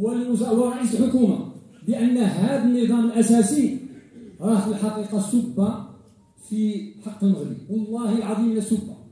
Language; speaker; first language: Arabic; native; Arabic